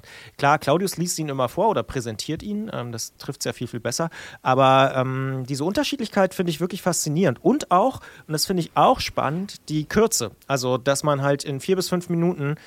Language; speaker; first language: German; native; German